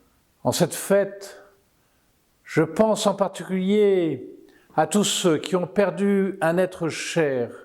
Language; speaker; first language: French; native; French